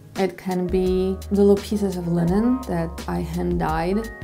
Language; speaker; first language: English; non-native, fluent; Polish